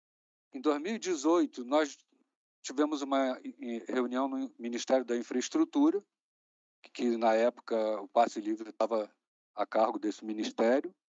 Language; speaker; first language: Portuguese; native; Portuguese